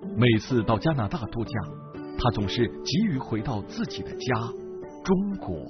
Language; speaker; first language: Chinese; native; Chinese